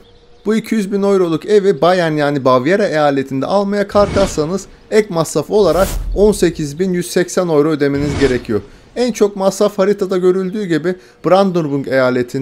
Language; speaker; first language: Turkish; native; Turkish